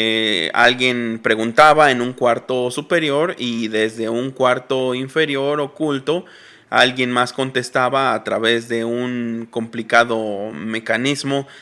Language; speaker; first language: Spanish; native; Spanish